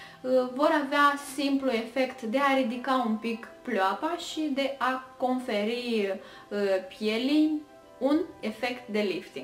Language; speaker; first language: Romanian; native; Romanian